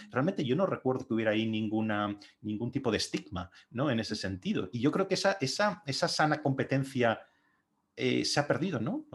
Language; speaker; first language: Spanish; native; Spanish